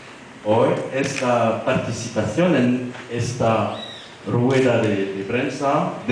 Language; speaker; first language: Spanish; non-native, fluent; French